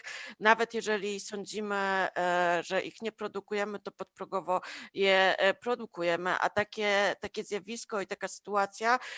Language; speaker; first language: Polish; native; Polish